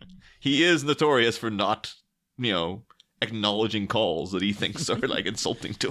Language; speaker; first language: English; native; English